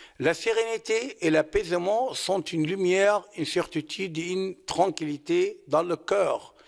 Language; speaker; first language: French; non-native, fluent; Arabic